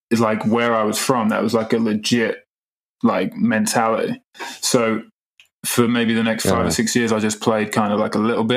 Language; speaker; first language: English; native; English